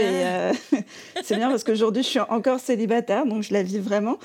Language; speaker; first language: French; native; French